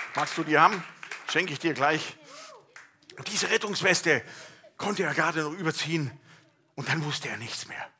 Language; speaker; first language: German; native; German